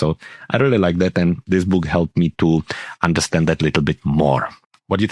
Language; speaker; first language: English; non-native, fluent; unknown